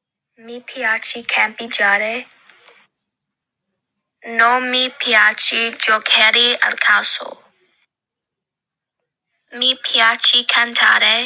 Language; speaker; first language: Italian; non-native, learner; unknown